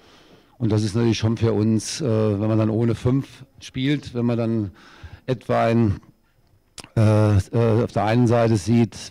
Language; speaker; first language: German; native; German